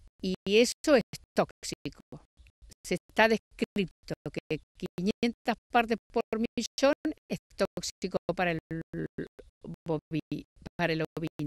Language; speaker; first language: Spanish; native; Spanish